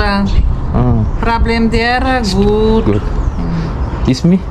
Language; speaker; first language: English; non-native, learner; Malayalam